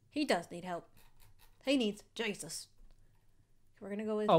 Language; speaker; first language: English; native; English